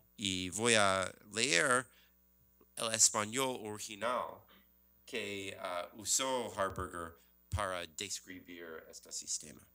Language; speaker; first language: Spanish; non-native, learner; English